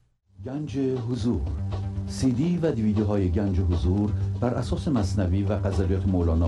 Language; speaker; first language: Persian; native; Persian